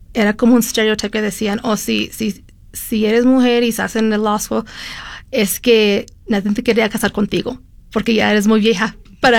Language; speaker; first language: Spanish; early bilingual, heritage; Spanish